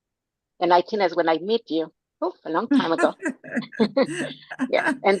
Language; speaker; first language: English; non-native, fluent; Spanish